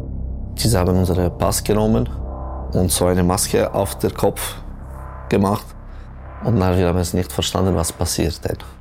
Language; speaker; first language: German; non-native, local second language; French